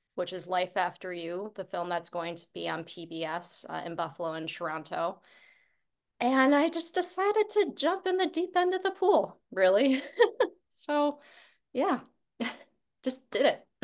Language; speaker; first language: English; native; English